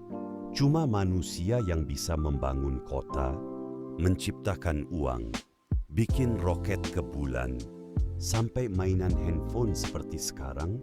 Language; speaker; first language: Indonesian; native; Indonesian